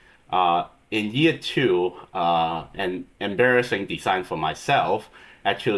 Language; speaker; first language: English; non-native, local second language; Cantonese